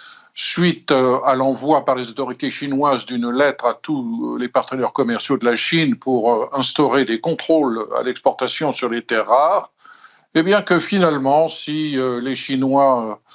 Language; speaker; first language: French; native; French